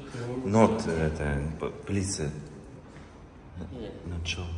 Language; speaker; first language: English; non-native, learner; Russian